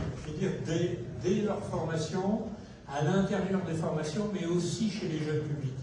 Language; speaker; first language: French; native; French